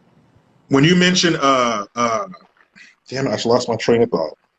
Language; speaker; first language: English; native; English